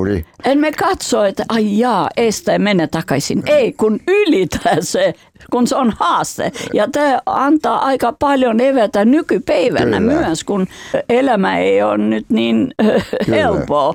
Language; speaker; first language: Finnish; non-native, fluent; Albanian